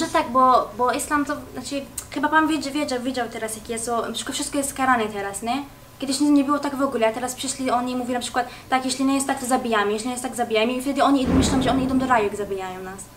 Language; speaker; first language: Polish; early bilingual, heritage; Arabic